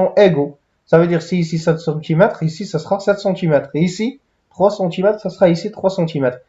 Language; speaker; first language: French; non-native, local second language; Arabic